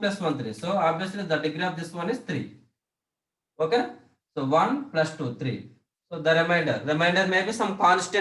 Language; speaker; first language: English; non-native, local second language; Telugu